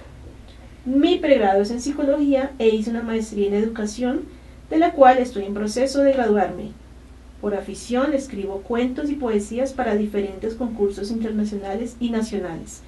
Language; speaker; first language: Spanish; native; Spanish